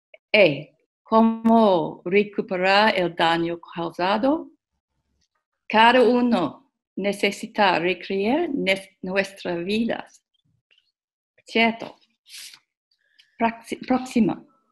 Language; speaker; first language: Spanish; non-native, learner; English